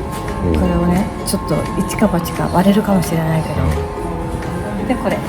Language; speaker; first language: Japanese; native; Japanese